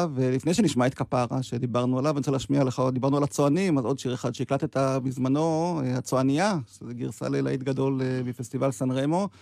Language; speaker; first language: Hebrew; native; Hebrew